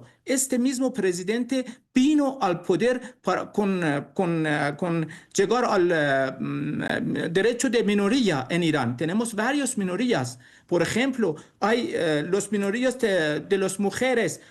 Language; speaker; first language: Spanish; non-native, learner; Persian